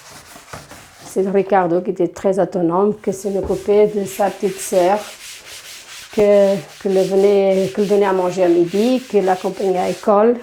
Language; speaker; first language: French; non-native, fluent; Portuguese